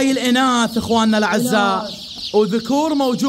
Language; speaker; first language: Arabic; native; Arabic